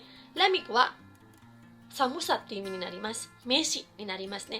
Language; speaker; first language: Japanese; non-native, fluent; Filipino